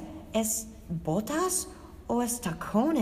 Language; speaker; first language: Spanish; non-native, learner; English